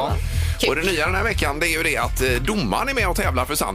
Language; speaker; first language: Swedish; native; Swedish